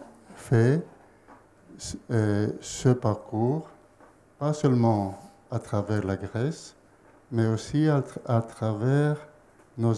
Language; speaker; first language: French; non-native, fluent; Greek